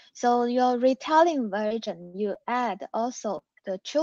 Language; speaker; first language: English; non-native, learner; Chinese